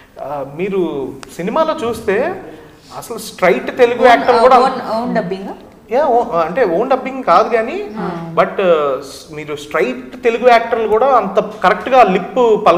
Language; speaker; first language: Telugu; native; Telugu